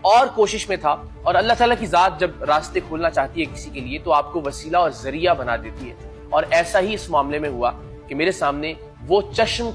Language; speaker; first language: Urdu; native; Urdu